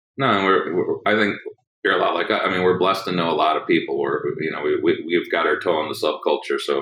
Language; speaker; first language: English; native; English